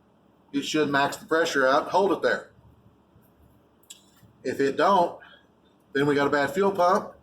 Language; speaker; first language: English; native; English